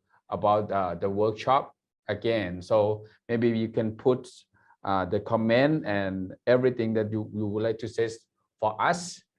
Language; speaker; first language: English; non-native, learner; Thai